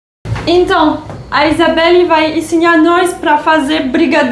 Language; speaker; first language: Portuguese; non-native, fluent; French